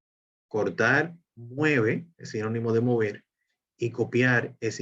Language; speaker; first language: Spanish; native; Spanish